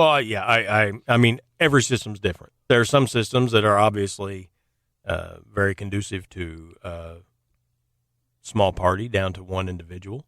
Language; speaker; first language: English; native; English